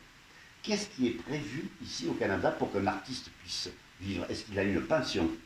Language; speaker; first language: French; native; French